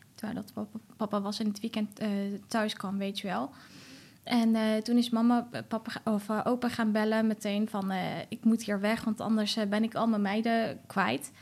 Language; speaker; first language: Dutch; early bilingual, other home language; Arabic